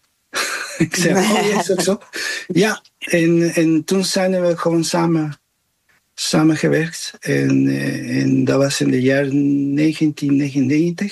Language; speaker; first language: Dutch; non-native, fluent; Spanish